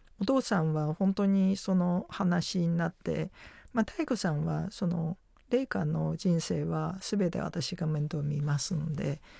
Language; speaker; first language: Japanese; non-native, fluent; Chinese